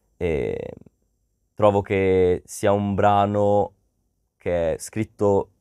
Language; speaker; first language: Italian; native; Italian